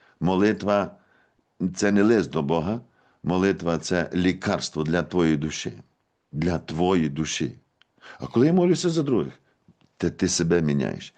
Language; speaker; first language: Ukrainian; native; Ukrainian